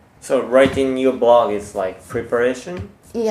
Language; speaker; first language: English; non-native, fluent; Japanese